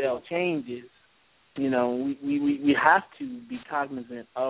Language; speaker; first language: English; native; English